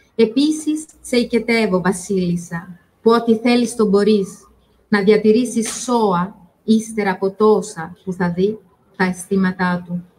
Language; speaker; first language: Greek; non-native, fluent; Italian